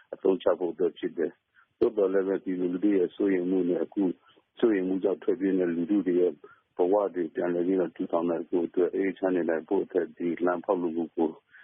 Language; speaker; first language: Burmese; non-native, local second language; Karen languages